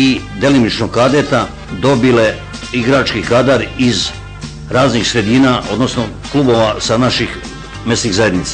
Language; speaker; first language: Croatian; native; Croatian